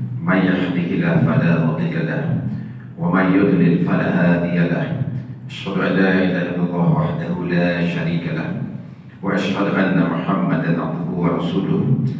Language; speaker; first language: Malay; non-native, local second language; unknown